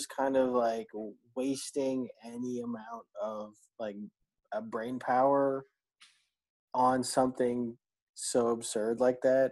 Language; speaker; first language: English; non-native, local second language; Filipino